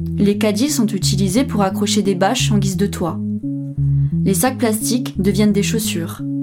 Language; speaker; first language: French; native; French